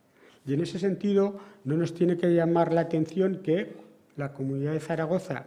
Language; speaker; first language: Spanish; native; Spanish